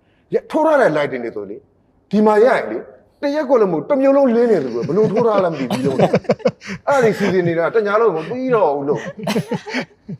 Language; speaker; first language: Burmese; native; Burmese